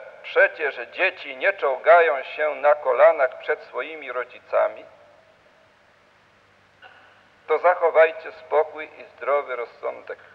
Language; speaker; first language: Polish; native; Polish